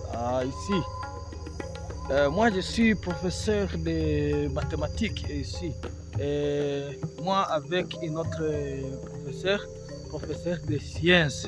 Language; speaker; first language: French; non-native, learner; Swahili